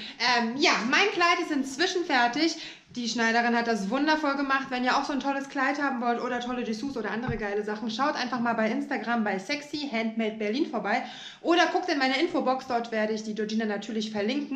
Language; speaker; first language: German; native; German